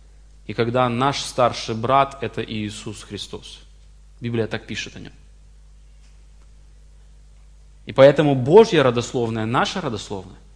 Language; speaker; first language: Russian; native; Russian